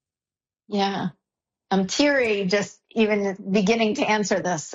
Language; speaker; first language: English; native; English